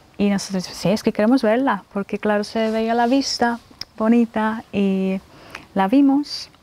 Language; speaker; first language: Spanish; non-native, fluent; Czech